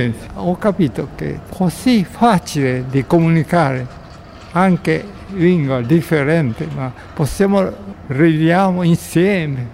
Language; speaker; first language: Italian; non-native, learner; Japanese